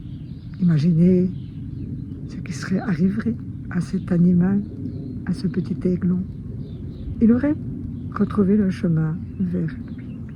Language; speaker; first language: French; native; French